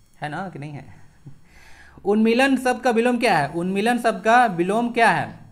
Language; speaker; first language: Hindi; native; Hindi